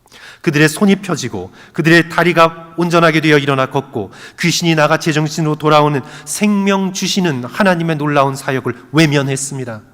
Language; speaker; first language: Korean; native; Korean